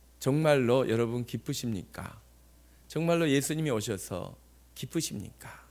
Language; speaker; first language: Korean; native; Korean